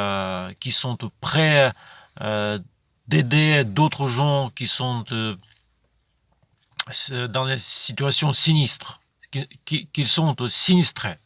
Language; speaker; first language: French; non-native, fluent; Ukrainian